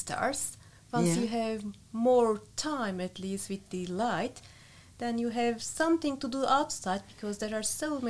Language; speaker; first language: English; non-native, fluent; Turkish